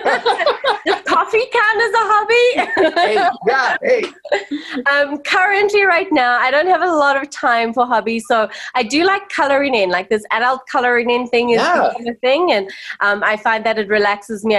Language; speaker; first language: English; native; English